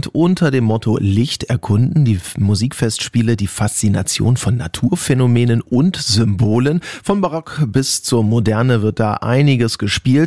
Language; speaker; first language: German; native; German